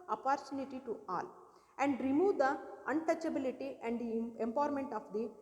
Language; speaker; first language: English; non-native, local second language; Kannada